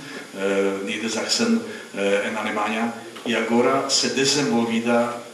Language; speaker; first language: Portuguese; non-native, fluent; Czech